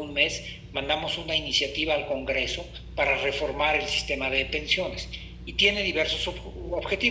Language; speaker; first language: Spanish; native; Spanish